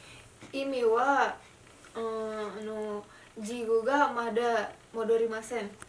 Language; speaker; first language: Japanese; non-native, learner; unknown